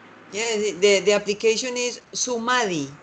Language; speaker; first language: English; non-native, learner; Spanish